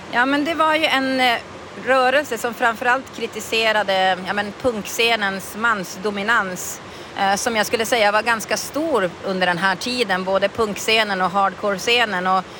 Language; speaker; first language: Swedish; native; Swedish